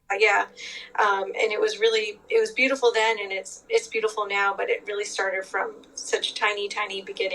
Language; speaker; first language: English; native; English